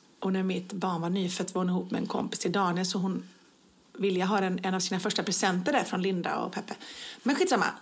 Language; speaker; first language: Swedish; native; Swedish